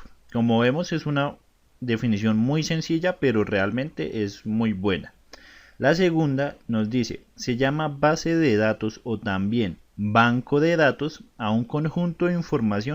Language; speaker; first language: Spanish; native; Spanish